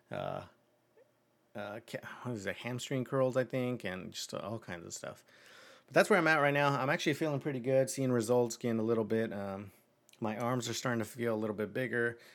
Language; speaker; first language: English; early bilingual, other home language; Spanish